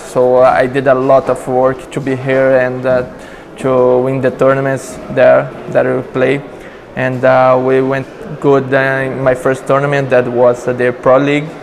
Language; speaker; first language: English; non-native, learner; Portuguese